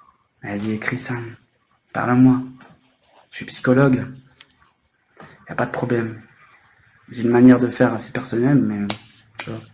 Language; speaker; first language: French; native; French